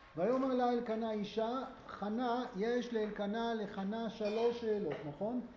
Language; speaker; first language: Hebrew; native; Hebrew